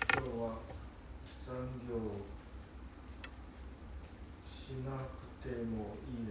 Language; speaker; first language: Japanese; non-native, learner; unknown